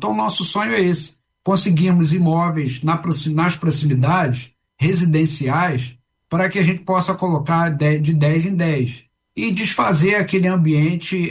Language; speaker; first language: Portuguese; native; Portuguese